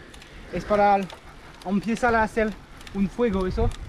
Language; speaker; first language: Spanish; non-native, learner; French